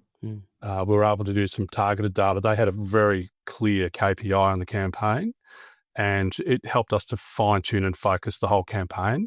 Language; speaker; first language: English; native; English